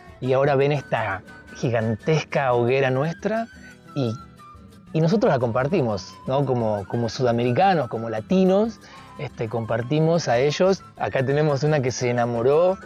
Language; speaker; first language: Spanish; native; Spanish